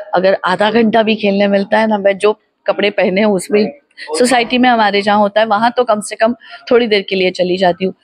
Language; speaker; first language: Hindi; non-native, local second language; Gujarati